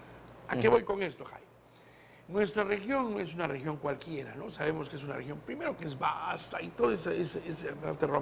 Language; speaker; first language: Spanish; native; Spanish